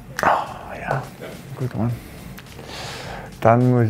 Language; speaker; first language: German; non-native, fluent; Danish